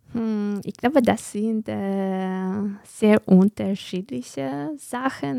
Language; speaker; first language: German; non-native, fluent; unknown